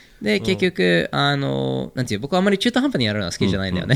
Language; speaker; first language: Japanese; non-native, fluent; English